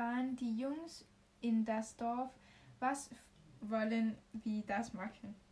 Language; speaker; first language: German; non-native, learner; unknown